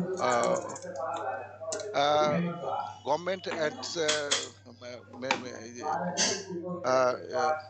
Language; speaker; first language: English; non-native, learner; Bangla